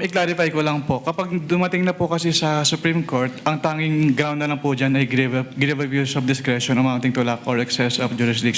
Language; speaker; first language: Filipino; native; Filipino